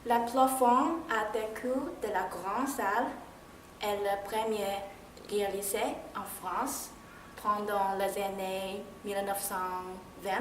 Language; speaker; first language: French; non-native, learner; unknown